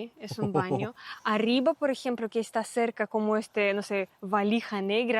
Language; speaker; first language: Spanish; non-native, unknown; Russian